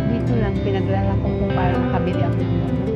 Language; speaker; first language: Filipino; non-native, local second language; Waray